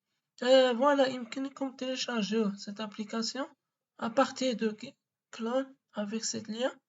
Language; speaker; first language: French; non-native, local second language; Arabic